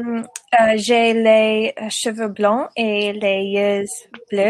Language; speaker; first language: French; non-native, learner; English